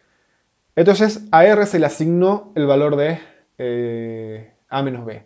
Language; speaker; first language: Spanish; native; Spanish